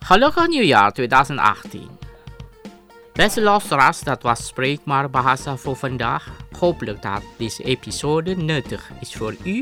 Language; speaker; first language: Dutch; non-native, fluent; Indonesian